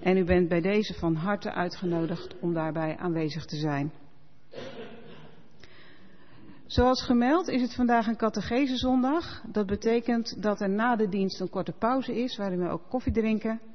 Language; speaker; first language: Dutch; native; Dutch